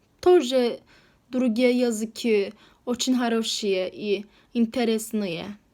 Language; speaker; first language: Russian; non-native, learner; Turkish